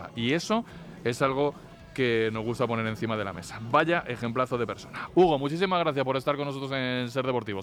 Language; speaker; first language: Spanish; native; Spanish